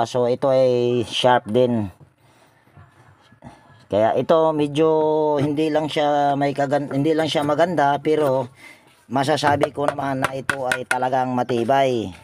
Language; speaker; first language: Filipino; native; Filipino